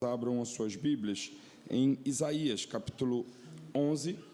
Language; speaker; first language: Portuguese; native; Portuguese